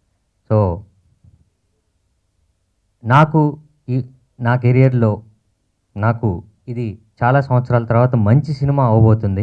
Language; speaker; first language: Telugu; native; Telugu